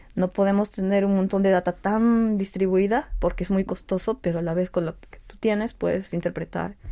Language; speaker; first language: Spanish; native; Spanish